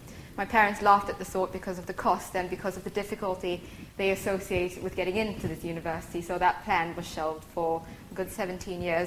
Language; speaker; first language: English; native; English